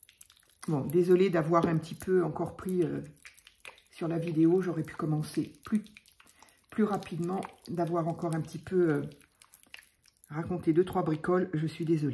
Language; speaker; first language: French; native; French